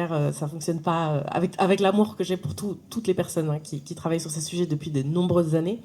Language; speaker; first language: French; native; French